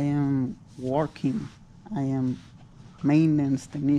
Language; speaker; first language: English; non-native, learner; Spanish